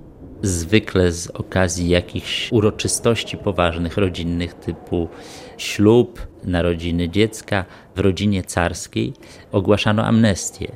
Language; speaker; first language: Polish; native; Polish